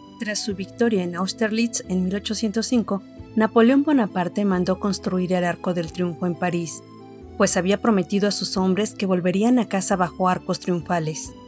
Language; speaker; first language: Spanish; native; Spanish